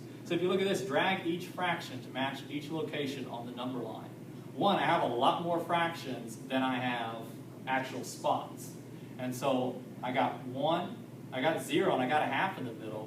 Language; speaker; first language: English; native; English